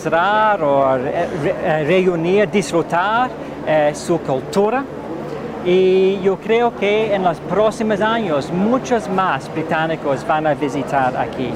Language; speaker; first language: Spanish; non-native, fluent; English